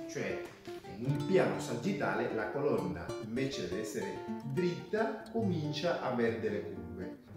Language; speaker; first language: Italian; non-native, fluent; Spanish